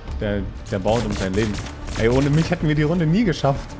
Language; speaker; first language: German; native; German